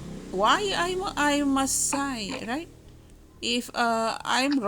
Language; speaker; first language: English; non-native, learner; Indonesian